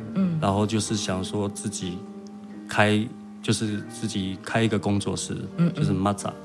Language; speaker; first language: Chinese; native; Chinese